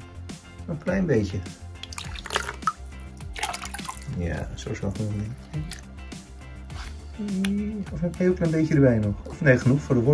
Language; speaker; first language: Dutch; native; Dutch